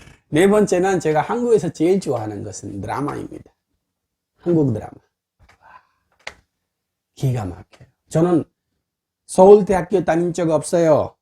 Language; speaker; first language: Korean; non-native, fluent; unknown